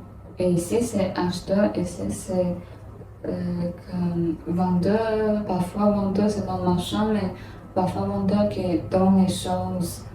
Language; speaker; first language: French; non-native, learner; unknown